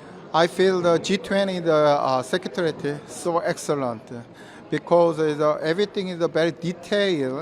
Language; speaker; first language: English; non-native, learner; Korean